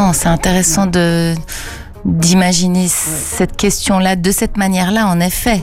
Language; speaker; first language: French; native; French